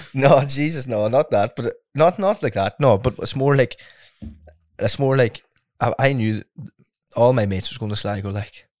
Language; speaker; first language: English; native; English